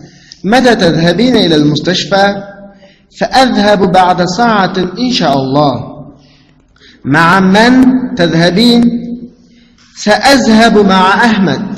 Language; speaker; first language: Arabic; non-native, fluent; Uzbek